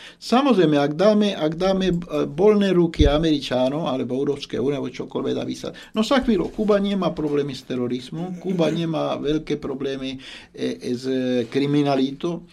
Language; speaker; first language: Slovak; non-native, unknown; Spanish